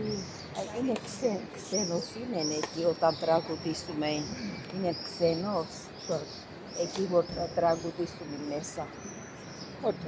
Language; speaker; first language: Greek; non-native, learner; Armenian